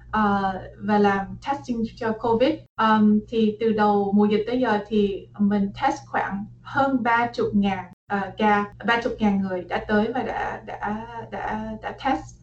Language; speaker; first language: Vietnamese; early bilingual, heritage; Vietnamese